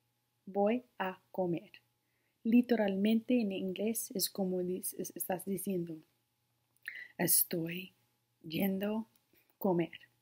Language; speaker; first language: Spanish; non-native, fluent; English